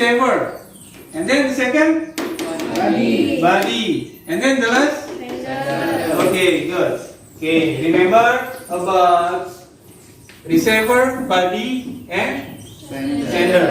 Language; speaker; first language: English; non-native, learner; Indonesian